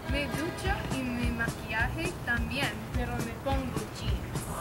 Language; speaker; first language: Spanish; non-native, learner; English